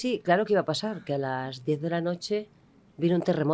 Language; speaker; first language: Spanish; native; Spanish